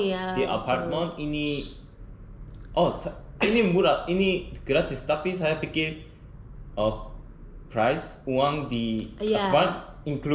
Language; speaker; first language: Indonesian; non-native, learner; Korean